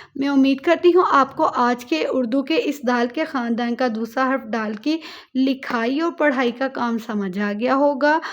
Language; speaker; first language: Hindi; native; Hindi